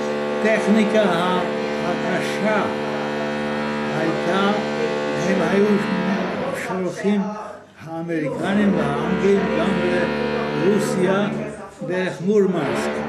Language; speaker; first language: Hebrew; non-native, fluent; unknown